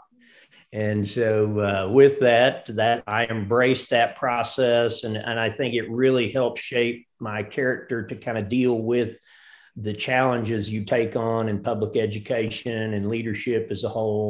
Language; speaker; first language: English; native; English